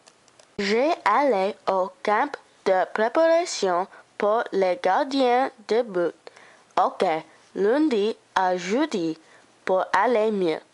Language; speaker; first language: French; non-native, learner; English